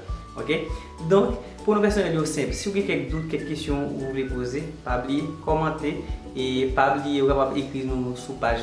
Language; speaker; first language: French; non-native, learner; Haitian Creole